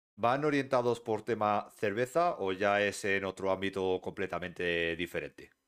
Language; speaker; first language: Spanish; native; Spanish